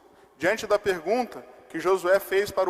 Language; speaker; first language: Portuguese; native; Portuguese